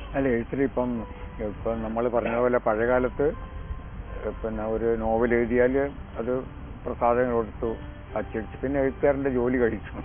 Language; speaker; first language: Malayalam; native; Malayalam